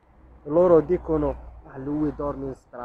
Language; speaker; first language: Italian; non-native, learner; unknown